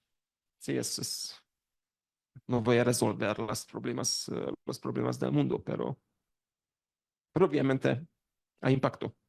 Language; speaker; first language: Spanish; non-native, learner; Hungarian